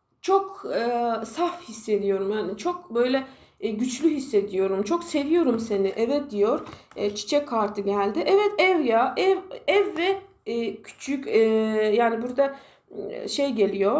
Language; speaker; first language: Turkish; non-native, fluent; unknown